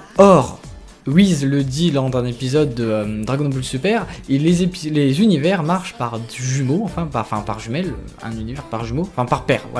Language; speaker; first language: French; native; French